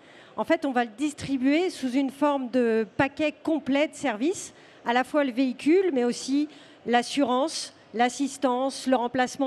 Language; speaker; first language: French; native; French